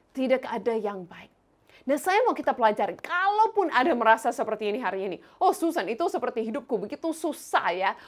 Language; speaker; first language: Indonesian; non-native, fluent; English